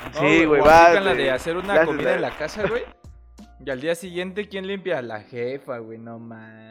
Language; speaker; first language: Spanish; native; Spanish